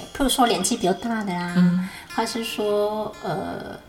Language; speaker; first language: Chinese; non-native, fluent; Cantonese